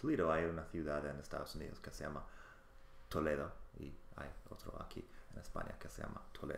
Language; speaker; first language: Spanish; non-native, fluent; English